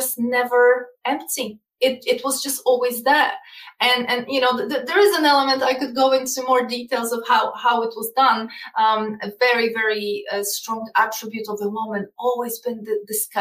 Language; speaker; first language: English; non-native, fluent; Polish